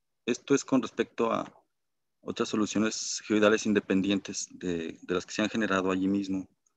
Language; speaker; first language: Spanish; native; Spanish